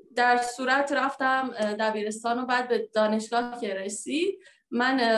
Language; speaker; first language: Persian; native; Persian